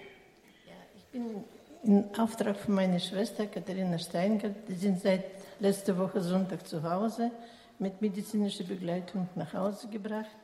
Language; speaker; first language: German; non-native, local second language; Russian